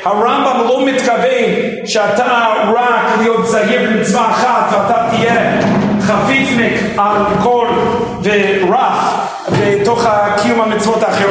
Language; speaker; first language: Hebrew; non-native, fluent; English